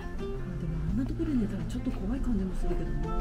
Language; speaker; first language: Japanese; native; Japanese